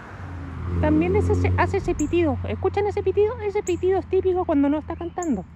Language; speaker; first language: Spanish; native; Spanish